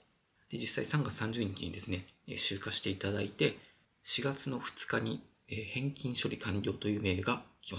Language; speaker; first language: Japanese; native; Japanese